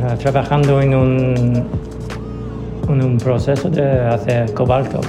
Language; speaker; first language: Spanish; non-native, learner; English